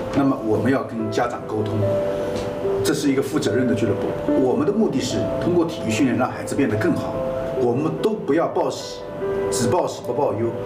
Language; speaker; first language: Chinese; native; Chinese